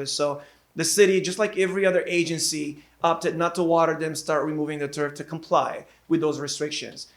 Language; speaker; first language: English; native; English